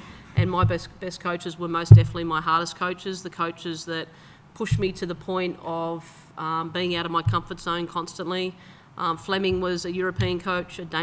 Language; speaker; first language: English; native; English